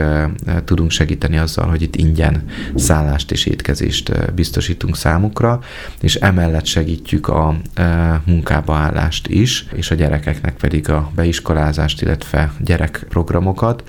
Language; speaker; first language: Hungarian; native; Hungarian